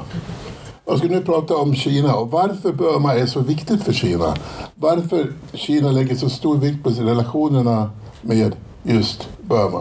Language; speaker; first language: Swedish; native; Swedish